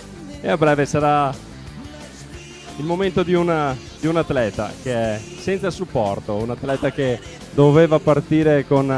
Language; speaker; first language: Italian; native; Italian